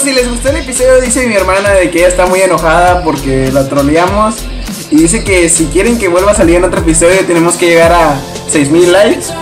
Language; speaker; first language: Spanish; native; Spanish